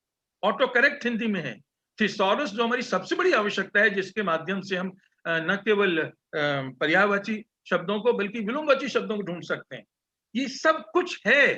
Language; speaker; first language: Hindi; native; Hindi